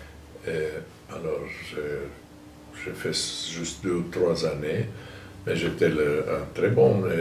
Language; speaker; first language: French; non-native, fluent; German